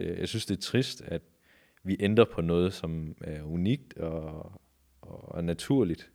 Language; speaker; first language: Danish; early bilingual, other home language; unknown